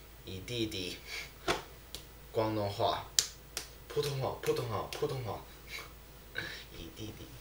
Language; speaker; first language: Chinese; non-native, learner; English